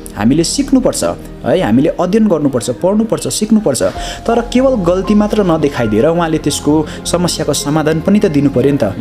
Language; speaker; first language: Nepali; native; Nepali